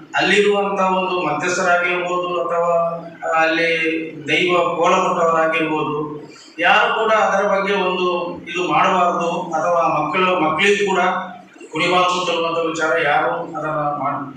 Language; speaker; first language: Kannada; non-native, local second language; Tulu